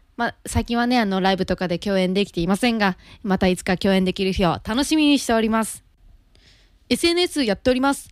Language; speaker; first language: Japanese; native; Japanese